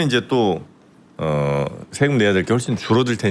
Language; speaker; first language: Korean; native; Korean